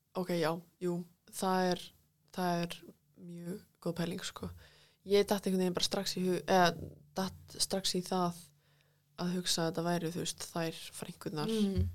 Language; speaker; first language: Icelandic; native; Icelandic